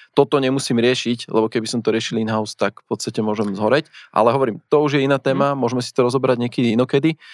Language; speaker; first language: Slovak; native; Slovak